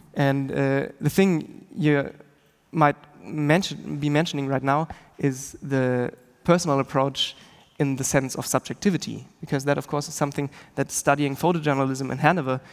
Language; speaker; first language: English; non-native, fluent; German